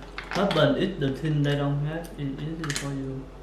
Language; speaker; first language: English; non-native, learner; Vietnamese